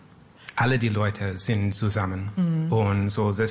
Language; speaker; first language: German; non-native, learner; English